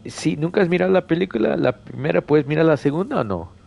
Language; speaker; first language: Spanish; early bilingual, heritage; Spanish